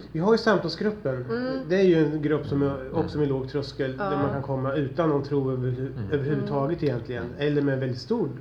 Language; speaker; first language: Swedish; native; Swedish